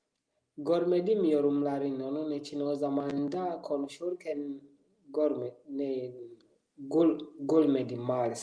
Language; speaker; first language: Turkish; non-native, learner; Swahili